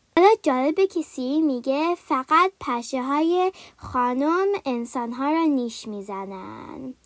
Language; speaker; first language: Persian; early bilingual, heritage; Persian